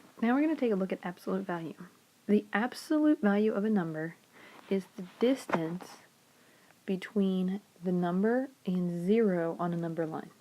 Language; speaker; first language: English; native; English